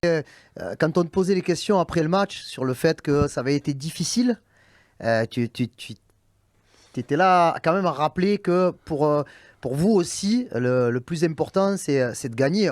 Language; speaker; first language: French; native; French